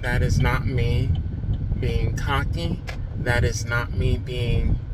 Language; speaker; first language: English; native; English